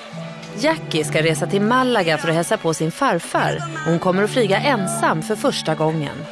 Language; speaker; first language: Swedish; native; Swedish